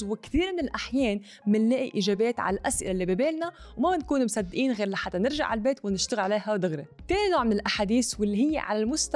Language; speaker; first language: Arabic; native; Arabic